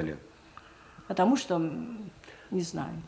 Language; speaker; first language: Russian; native; Russian